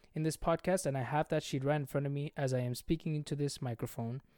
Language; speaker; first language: English; non-native, local second language; Bangla